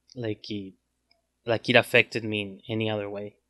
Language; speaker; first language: English; non-native, fluent; Spanish